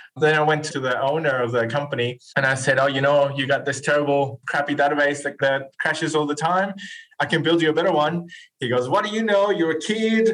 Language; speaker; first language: English; non-native, fluent; Spanish